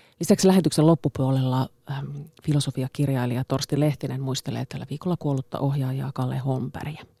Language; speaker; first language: Finnish; native; Finnish